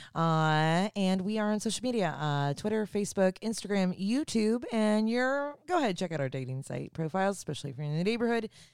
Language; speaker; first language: English; native; English